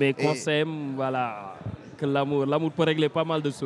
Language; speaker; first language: French; non-native, local second language; Wolof